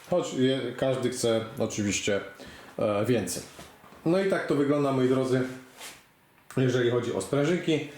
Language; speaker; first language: Polish; native; Polish